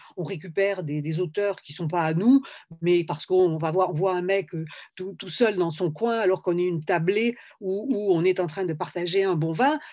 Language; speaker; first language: French; native; French